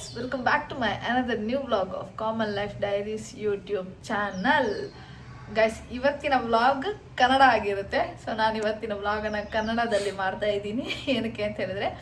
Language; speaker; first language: Kannada; non-native, local second language; Tulu